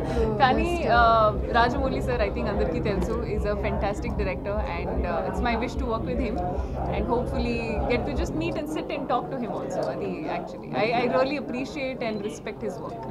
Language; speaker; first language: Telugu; non-native, learner; Hindi